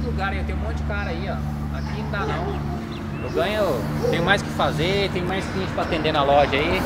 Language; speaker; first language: Portuguese; native; Portuguese